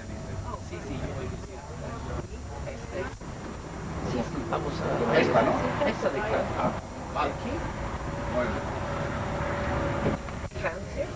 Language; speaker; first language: Spanish; non-native, learner; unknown